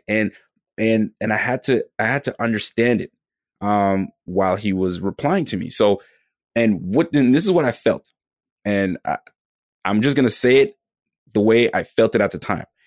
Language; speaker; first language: English; native; English